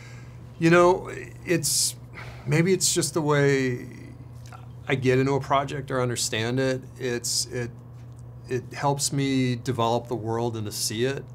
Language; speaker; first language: English; native; English